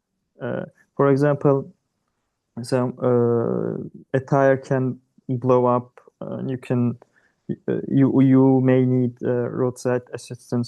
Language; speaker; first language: English; non-native, learner; Turkish